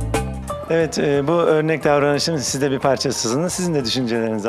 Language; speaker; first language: Turkish; native; Turkish